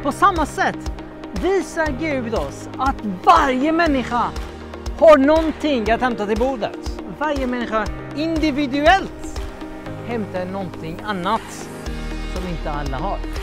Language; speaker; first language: Swedish; non-native, learner; English